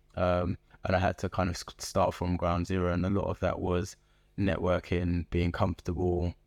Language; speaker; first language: English; native; English